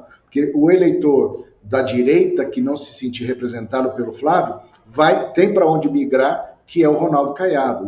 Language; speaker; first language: Portuguese; native; Portuguese